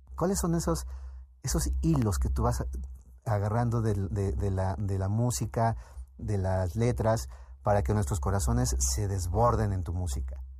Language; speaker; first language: Spanish; native; Spanish